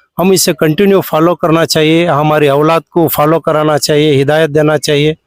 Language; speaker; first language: Hindi; non-native, local second language; Urdu